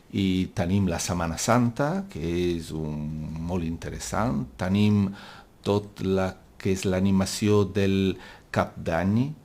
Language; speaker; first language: Catalan; non-native, local second language; Italian